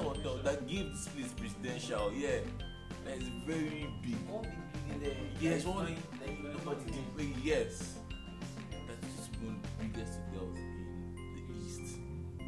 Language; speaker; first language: English; non-native, local second language; Igbo